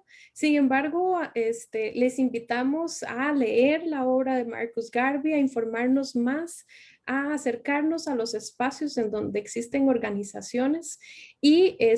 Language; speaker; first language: Spanish; native; Spanish